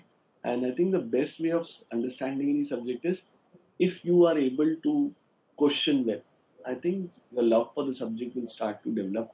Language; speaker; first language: English; non-native, local second language; Hindi